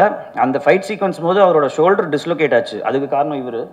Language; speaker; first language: Tamil; native; Tamil